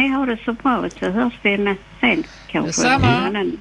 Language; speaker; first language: Swedish; native; Swedish